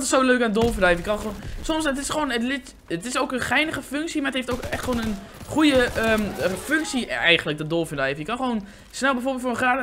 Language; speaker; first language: Dutch; native; Dutch